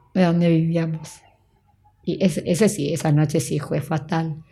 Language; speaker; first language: Spanish; native; Spanish